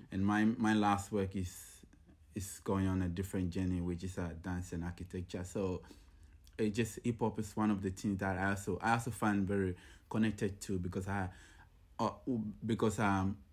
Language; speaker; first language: English; non-native, local second language; Ga